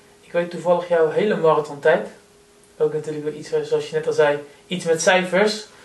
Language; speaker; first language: Dutch; native; Dutch